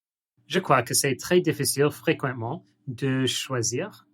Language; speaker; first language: French; non-native, learner; English